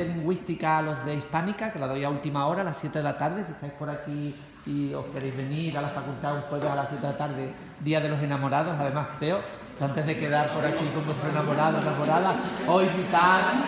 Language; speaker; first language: Spanish; native; Spanish